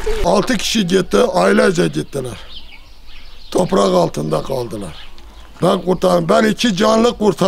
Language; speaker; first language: Turkish; non-native, local second language; Kurdish